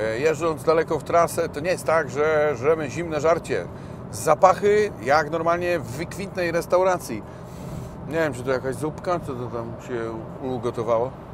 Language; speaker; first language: Polish; native; Polish